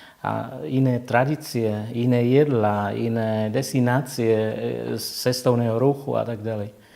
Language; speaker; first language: Slovak; non-native, fluent; Vietnamese